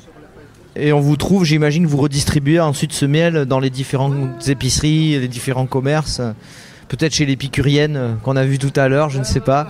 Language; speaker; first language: French; native; French